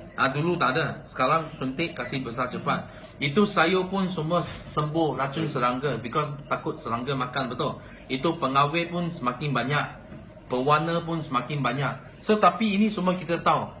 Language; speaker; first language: Malay; non-native, local second language; Chinese